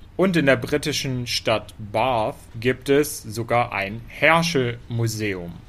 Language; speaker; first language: German; native; German